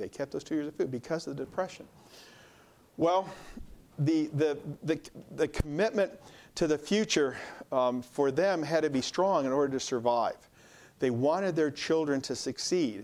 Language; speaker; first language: English; native; English